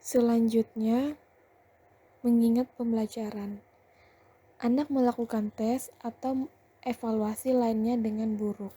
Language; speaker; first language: Indonesian; native; Indonesian